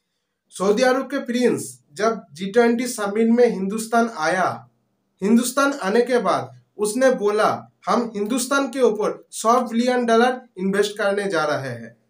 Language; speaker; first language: Hindi; non-native, local second language; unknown